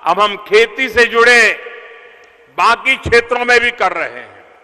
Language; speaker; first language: Hindi; non-native, local second language; Gujarati